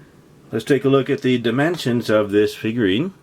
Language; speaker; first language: English; native; English